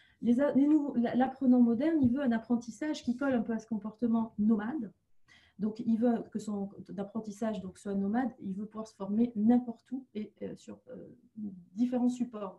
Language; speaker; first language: French; native; French